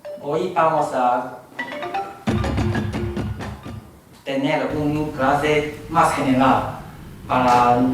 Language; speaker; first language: Spanish; non-native, fluent; Chinese